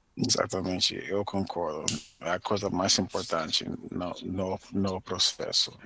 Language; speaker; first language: Portuguese; non-native, fluent; English